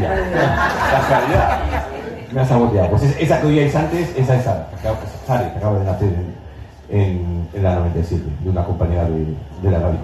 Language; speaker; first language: Spanish; native; Spanish